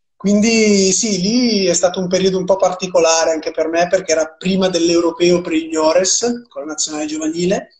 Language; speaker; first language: Italian; native; Italian